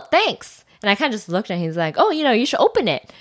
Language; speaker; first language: English; non-native, fluent; Chinese